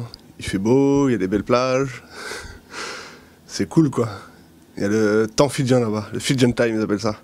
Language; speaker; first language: French; native; French